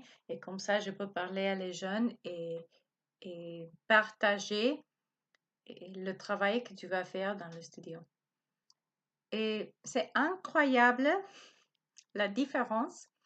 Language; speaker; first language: French; non-native, learner; Spanish